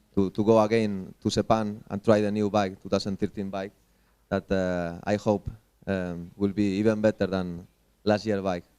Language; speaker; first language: English; non-native, fluent; Spanish